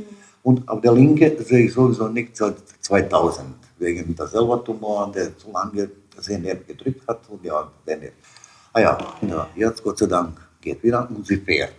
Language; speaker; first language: German; non-native, fluent; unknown